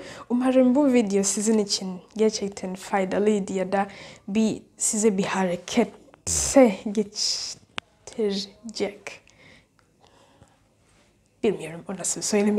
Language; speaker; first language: Turkish; non-native, learner; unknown